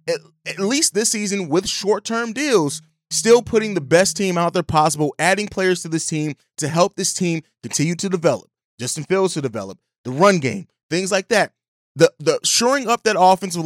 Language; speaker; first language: English; native; English